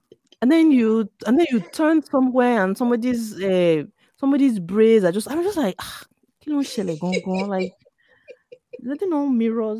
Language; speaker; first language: English; non-native, local second language; Yoruba